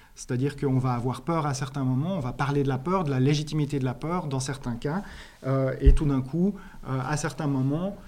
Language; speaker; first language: French; native; French